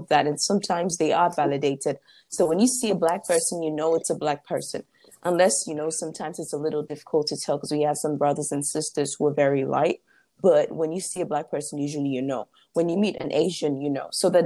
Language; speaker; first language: English; non-native, local second language; Ewe